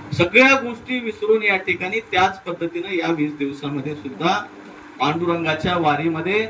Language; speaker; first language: Marathi; native; Marathi